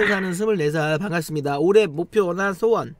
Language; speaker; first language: Korean; native; Korean